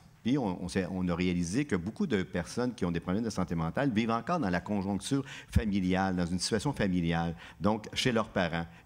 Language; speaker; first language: French; native; French